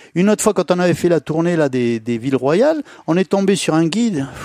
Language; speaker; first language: French; native; French